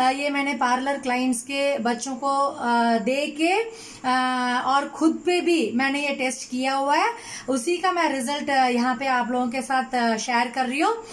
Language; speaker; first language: Hindi; non-native, local second language; Tamil